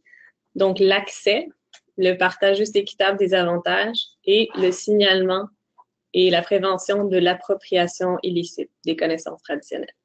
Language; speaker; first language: French; native; French